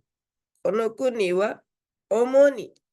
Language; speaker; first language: Japanese; non-native, fluent; Indonesian